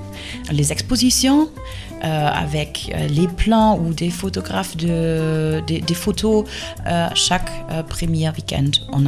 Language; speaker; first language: French; non-native, fluent; German